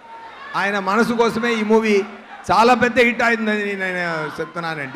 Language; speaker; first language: Telugu; non-native, learner; Tamil